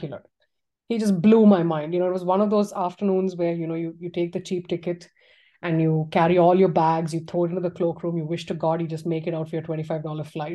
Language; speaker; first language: English; non-native, local second language; Tamil